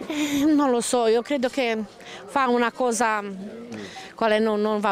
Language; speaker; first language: Italian; non-native, learner; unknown